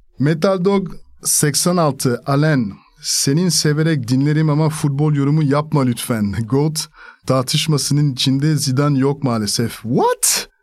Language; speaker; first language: Turkish; non-native, fluent; French